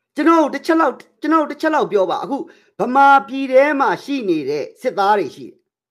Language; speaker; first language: Burmese; native; Burmese